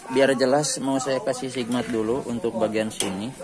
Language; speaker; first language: Indonesian; non-native, local second language; Sundanese